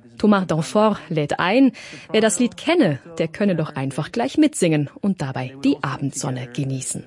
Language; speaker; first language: German; native; German